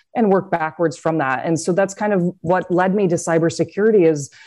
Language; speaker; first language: English; native; English